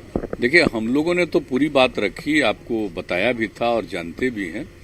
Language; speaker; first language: Hindi; native; Hindi